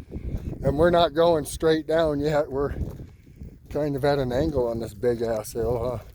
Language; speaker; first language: English; native; English